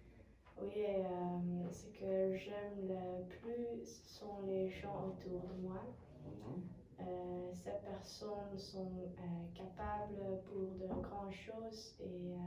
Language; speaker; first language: French; non-native, learner; Dutch